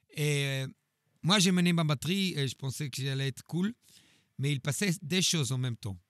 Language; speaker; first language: French; non-native, fluent; Hebrew